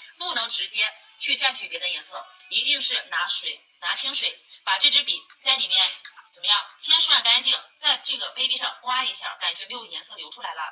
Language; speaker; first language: Chinese; native; Chinese